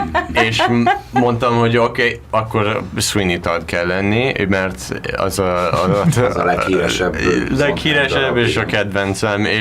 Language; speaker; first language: Hungarian; non-native, learner; English